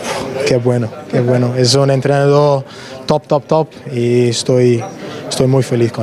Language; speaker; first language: Spanish; non-native, learner; English